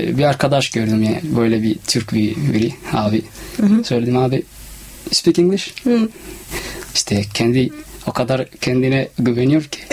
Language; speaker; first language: Turkish; non-native, fluent; Somali